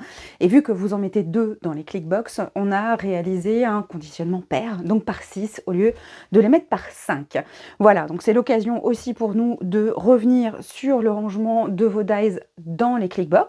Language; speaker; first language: French; native; French